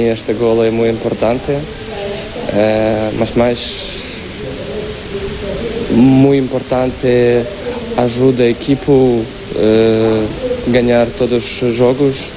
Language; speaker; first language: Portuguese; non-native, learner; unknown